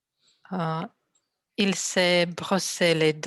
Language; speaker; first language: French; non-native, learner; Russian